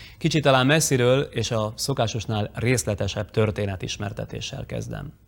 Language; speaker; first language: Hungarian; native; Hungarian